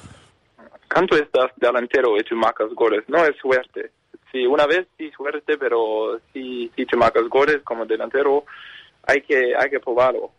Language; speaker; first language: Spanish; non-native, learner; Danish